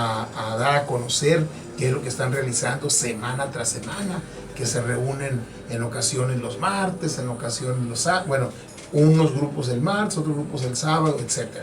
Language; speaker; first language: Spanish; native; Spanish